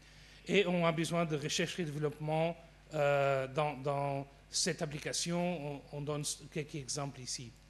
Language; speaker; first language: French; non-native, fluent; Portuguese